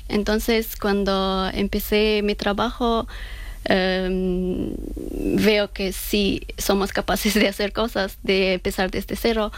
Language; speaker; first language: Spanish; non-native, fluent; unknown